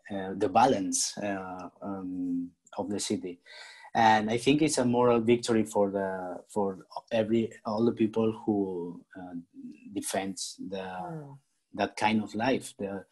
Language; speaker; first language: English; non-native, learner; Spanish